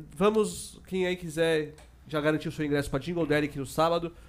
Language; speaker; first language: Portuguese; native; Portuguese